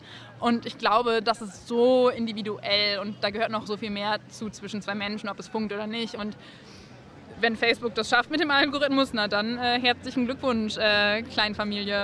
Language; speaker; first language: German; native; German